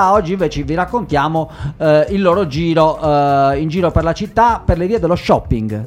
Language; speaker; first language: Italian; native; Italian